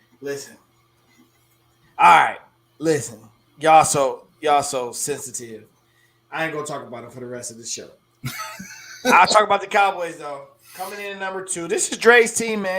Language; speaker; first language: English; native; English